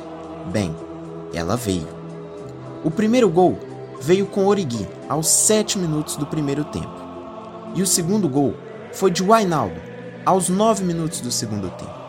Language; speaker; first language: Portuguese; native; Portuguese